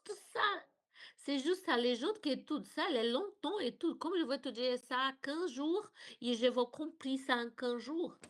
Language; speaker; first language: French; non-native, learner; Portuguese